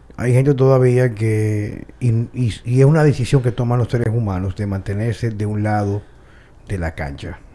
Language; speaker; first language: Spanish; native; Spanish